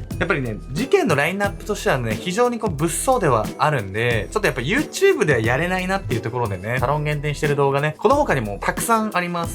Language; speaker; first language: Japanese; native; Japanese